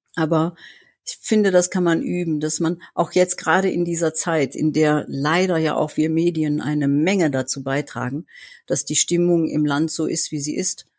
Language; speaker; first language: German; native; German